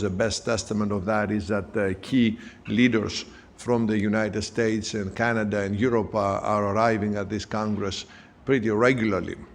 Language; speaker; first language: English; non-native, fluent; Greek